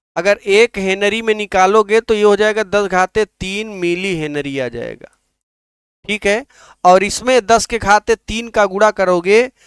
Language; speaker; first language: Hindi; native; Hindi